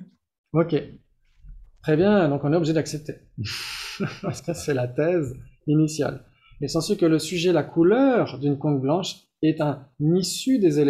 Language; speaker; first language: French; native; French